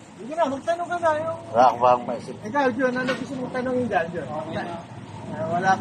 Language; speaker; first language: Filipino; native; Filipino